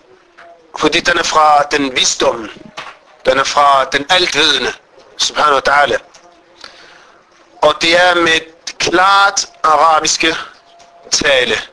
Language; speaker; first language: Danish; non-native, fluent; Arabic